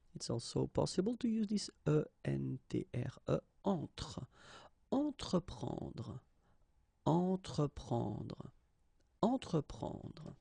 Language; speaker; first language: French; native; French